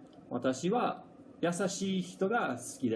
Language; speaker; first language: Japanese; non-native, fluent; English